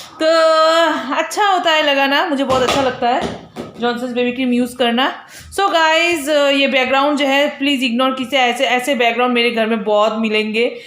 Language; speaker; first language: Hindi; non-native, local second language; Bangla